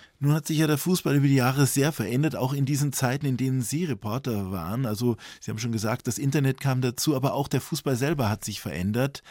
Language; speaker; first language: German; native; German